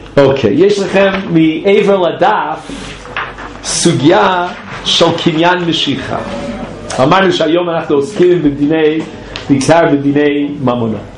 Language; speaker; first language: Hebrew; native; Hebrew